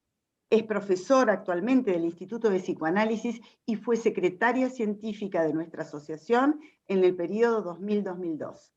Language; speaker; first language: Spanish; native; Spanish